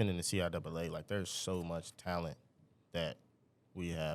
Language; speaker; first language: English; native; English